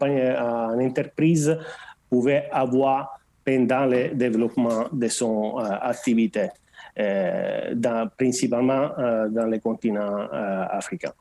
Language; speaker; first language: French; non-native, learner; Portuguese